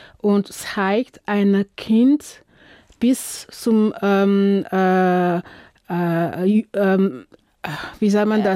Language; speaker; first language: German; non-native, fluent; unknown